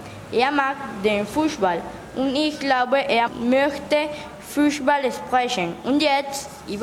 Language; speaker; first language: German; non-native, learner; Spanish